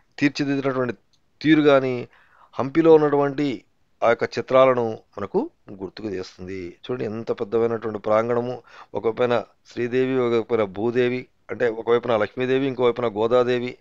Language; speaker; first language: Telugu; native; Telugu